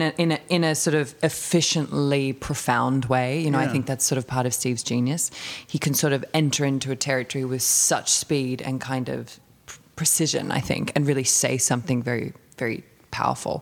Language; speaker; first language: English; native; English